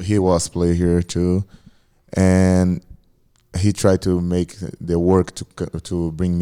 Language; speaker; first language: English; non-native, learner; Portuguese